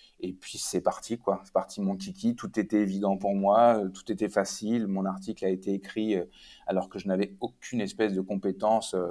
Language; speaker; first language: French; native; French